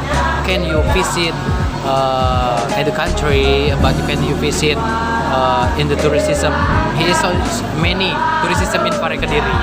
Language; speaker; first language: English; non-native, learner; Indonesian